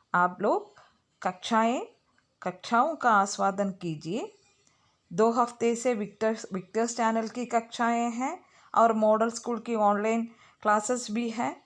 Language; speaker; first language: Hindi; non-native, local second language; Malayalam